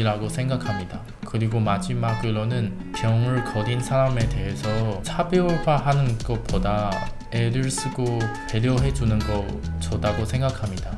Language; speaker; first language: Korean; non-native, learner; Chinese